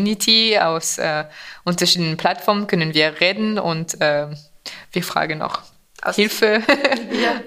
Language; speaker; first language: German; non-native, fluent; French